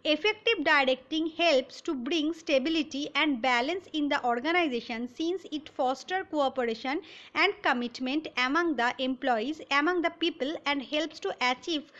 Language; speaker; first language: English; non-native, local second language; Bangla